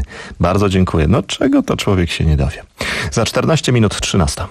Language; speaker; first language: Polish; native; Polish